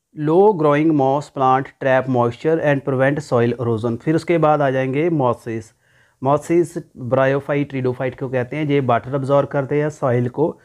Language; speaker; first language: Hindi; non-native, local second language; Punjabi